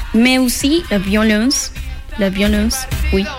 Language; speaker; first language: French; non-native, learner; Spanish